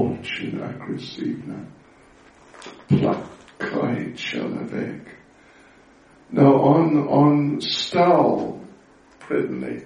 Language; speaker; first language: Russian; non-native, learner; English